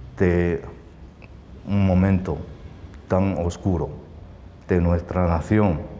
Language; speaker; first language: Spanish; non-native, fluent; Chinese